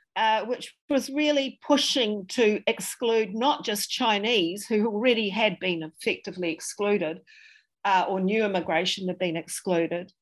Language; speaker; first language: English; native; English